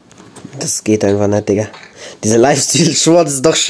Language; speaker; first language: German; native; German